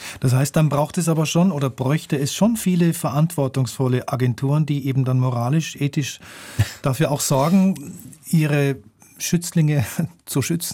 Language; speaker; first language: German; native; German